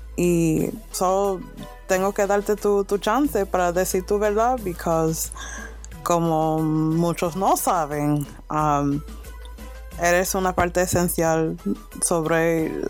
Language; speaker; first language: Spanish; early bilingual, other home language; English